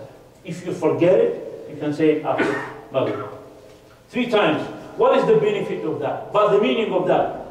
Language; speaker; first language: English; non-native, fluent; Arabic